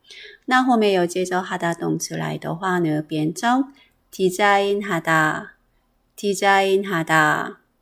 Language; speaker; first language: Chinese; non-native, fluent; Korean